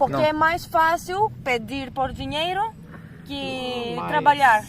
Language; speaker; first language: Portuguese; non-native, learner; Greek